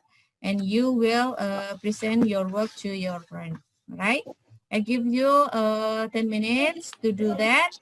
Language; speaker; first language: English; non-native, fluent; Indonesian